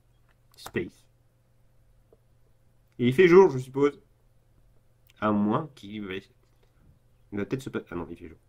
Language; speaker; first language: French; native; French